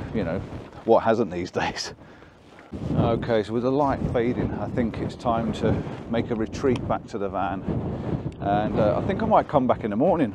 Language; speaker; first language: English; native; English